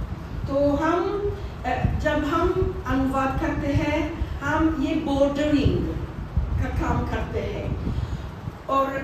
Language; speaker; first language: Hindi; non-native, fluent; Italian